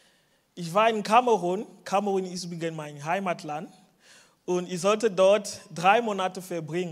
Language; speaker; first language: German; non-native, fluent; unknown